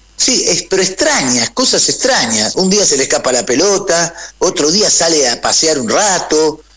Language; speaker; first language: Spanish; native; Spanish